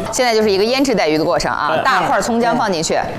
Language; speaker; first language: Chinese; native; Chinese